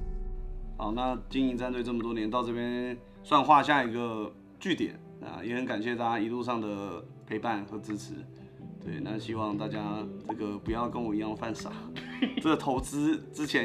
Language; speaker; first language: Chinese; native; Chinese